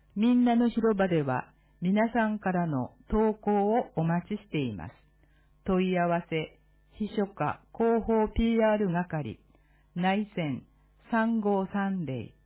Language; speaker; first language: Japanese; native; Japanese